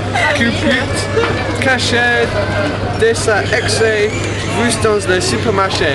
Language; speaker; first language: French; non-native, learner; English